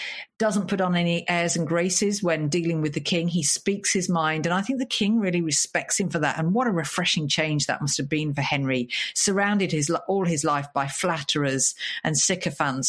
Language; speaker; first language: English; native; English